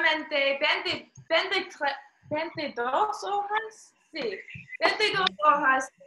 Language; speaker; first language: Spanish; non-native, learner; English